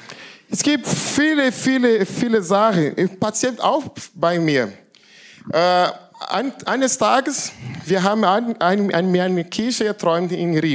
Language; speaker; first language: German; non-native, learner; Portuguese